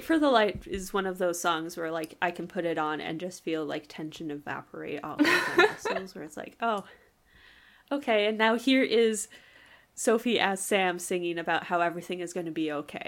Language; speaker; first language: English; native; English